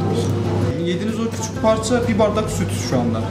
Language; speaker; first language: Turkish; native; Turkish